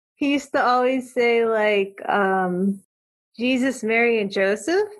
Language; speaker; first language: English; native; English